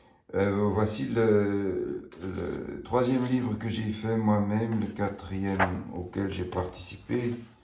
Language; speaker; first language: French; non-native, local second language; Dutch